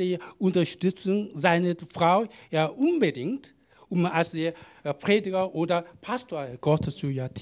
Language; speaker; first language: German; non-native, learner; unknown